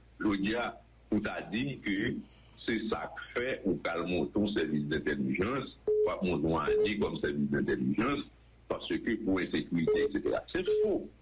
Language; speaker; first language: French; non-native, local second language; Haitian Creole